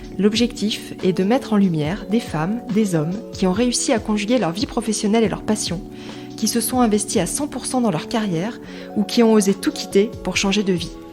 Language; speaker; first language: French; native; French